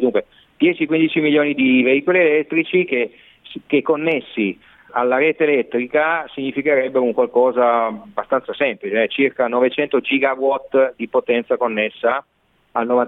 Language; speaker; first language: Italian; native; Italian